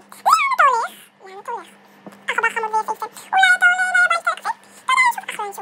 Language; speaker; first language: Hebrew; native; Hebrew